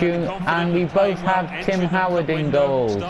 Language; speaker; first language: English; native; English